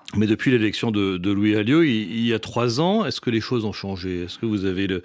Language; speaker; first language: French; native; French